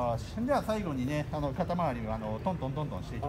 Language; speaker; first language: Japanese; native; Japanese